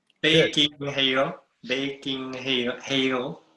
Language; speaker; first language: Korean; non-native, learner; English